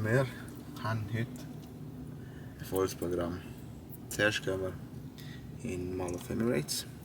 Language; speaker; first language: German; non-native, local second language; Croatian